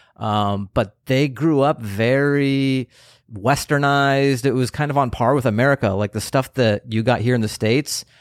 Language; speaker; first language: English; early bilingual, other home language; Persian